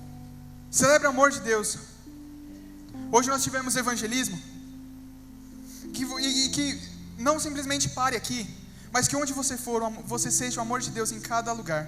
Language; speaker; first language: Portuguese; native; Portuguese